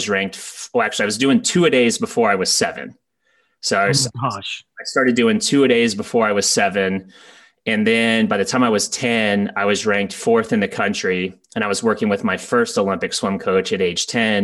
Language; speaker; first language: English; native; English